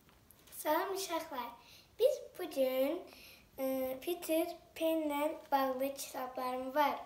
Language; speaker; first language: Turkish; non-native, learner; Azerbaijani